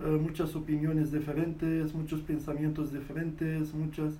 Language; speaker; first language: Spanish; non-native, fluent; Arabic